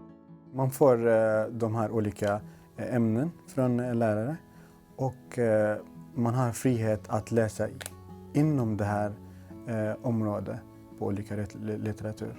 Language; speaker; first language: Swedish; non-native, local second language; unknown